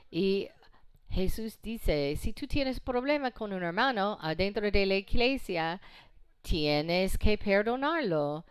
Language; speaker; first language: Spanish; non-native, fluent; English